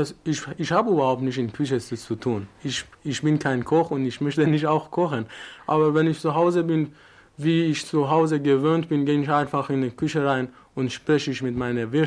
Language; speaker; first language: German; non-native, learner; Persian